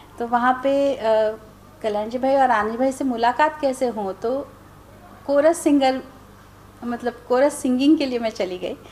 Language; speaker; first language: Hindi; non-native, local second language; Marathi